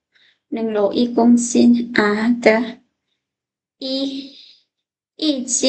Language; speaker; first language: Chinese; non-native, fluent; Lao